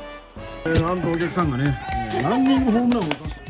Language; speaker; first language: Japanese; native; Japanese